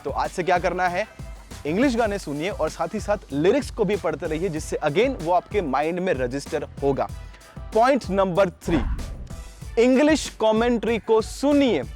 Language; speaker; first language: Hindi; non-native, local second language; Gujarati